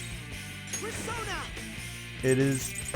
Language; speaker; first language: English; native; English